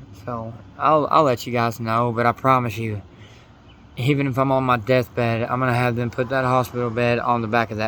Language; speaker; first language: English; native; English